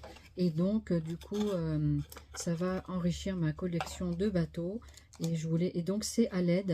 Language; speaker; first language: French; native; French